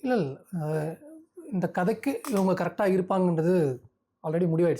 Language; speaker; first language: Tamil; native; Tamil